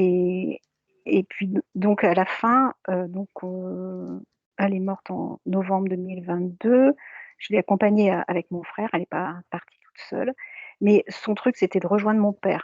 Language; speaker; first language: French; native; French